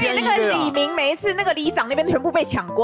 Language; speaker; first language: Chinese; native; Chinese